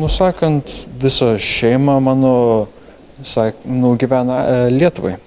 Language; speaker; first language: Lithuanian; early bilingual, heritage; Lithuanian